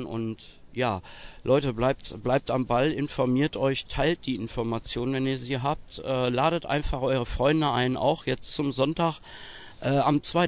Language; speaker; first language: German; native; German